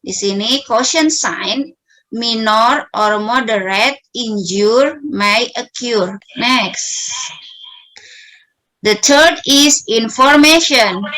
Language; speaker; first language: English; non-native, learner; Indonesian